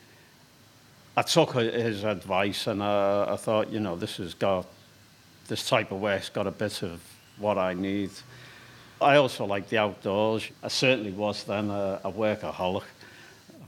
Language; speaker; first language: English; native; English